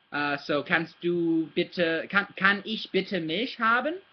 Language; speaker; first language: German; non-native, learner; English